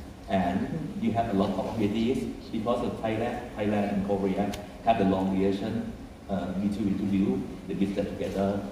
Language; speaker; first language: English; non-native, fluent; Thai